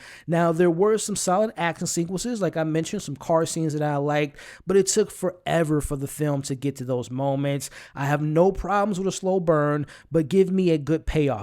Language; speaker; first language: English; native; English